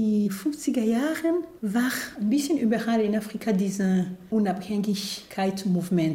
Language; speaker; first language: German; non-native, fluent; Kinyarwanda